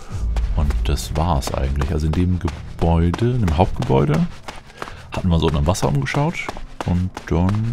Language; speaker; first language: German; native; German